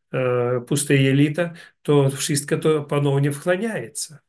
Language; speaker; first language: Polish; non-native, learner; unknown